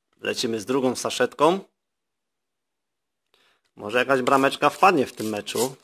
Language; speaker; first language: Polish; native; Polish